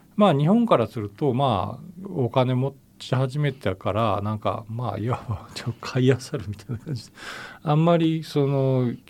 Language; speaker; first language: Japanese; native; Japanese